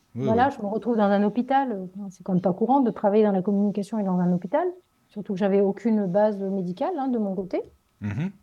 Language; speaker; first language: French; native; French